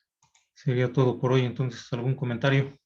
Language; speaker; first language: Spanish; native; Spanish